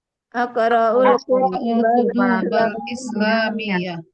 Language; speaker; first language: Arabic; non-native, learner; Indonesian